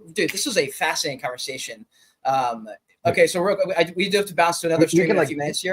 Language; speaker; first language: English; native; English